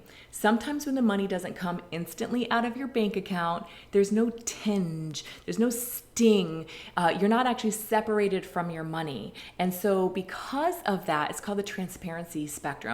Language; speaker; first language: English; native; English